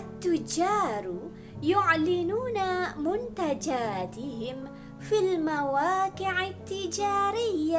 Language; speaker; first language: Arabic; non-native, fluent; Malay